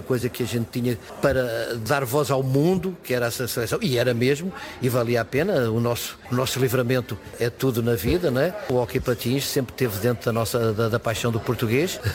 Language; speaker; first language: Portuguese; native; Portuguese